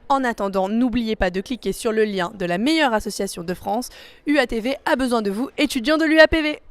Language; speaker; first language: French; native; French